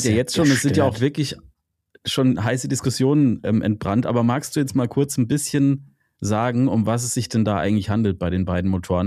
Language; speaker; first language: German; native; German